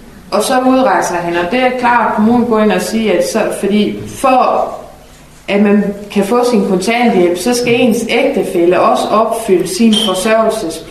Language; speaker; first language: Danish; native; Danish